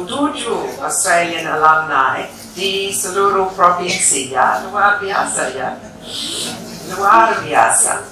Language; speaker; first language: Indonesian; non-native, fluent; English